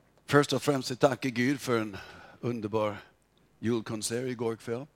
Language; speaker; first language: Swedish; non-native, fluent; English